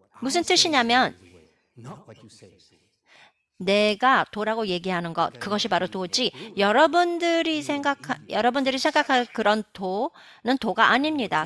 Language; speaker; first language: Korean; native; Korean